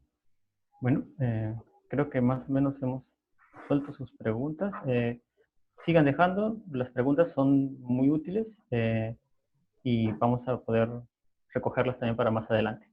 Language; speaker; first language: Spanish; native; Spanish